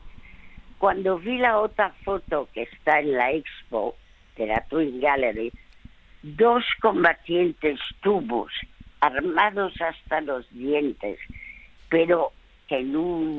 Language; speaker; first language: Spanish; early bilingual, other home language; French